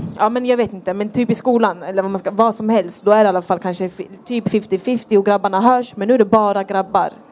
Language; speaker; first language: Swedish; early bilingual, other home language; Thai